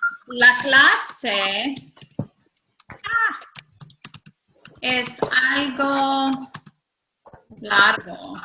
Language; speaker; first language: Spanish; non-native, fluent; English